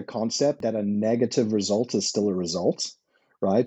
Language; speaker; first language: English; native; English